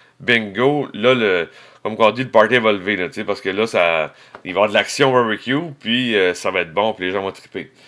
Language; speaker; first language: French; native; French